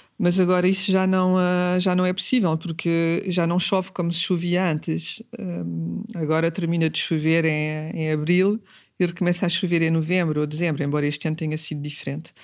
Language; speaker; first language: Portuguese; early bilingual, heritage; Portuguese